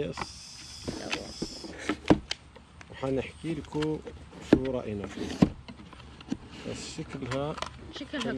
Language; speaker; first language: Arabic; native; Arabic